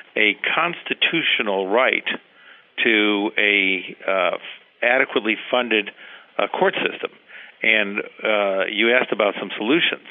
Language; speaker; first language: English; early bilingual, heritage; Spanish